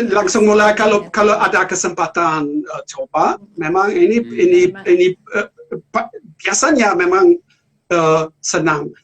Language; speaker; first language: Indonesian; non-native, learner; German